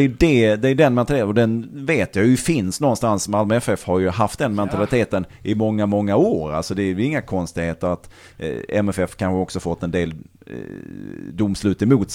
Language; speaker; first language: Swedish; native; Swedish